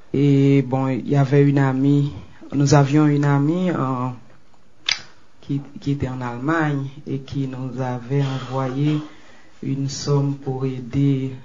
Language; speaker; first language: French; non-native, local second language; Haitian Creole